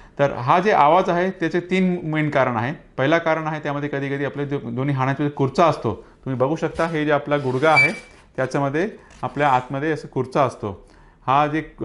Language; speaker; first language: Marathi; non-native, local second language; Hindi